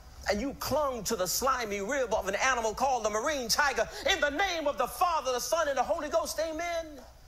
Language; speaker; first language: English; native; English